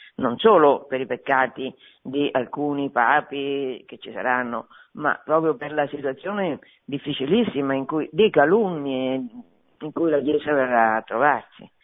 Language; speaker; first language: Italian; native; Italian